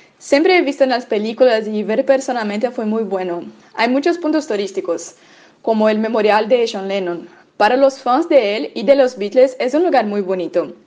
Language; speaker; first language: Spanish; non-native, fluent; Portuguese